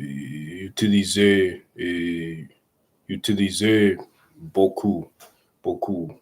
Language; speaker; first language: French; non-native, learner; English